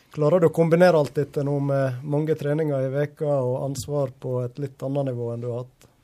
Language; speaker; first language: Norwegian; native; Norwegian